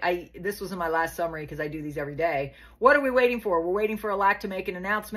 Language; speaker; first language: English; native; English